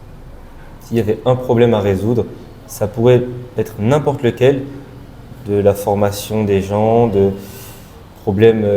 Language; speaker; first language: French; non-native, local second language; Malagasy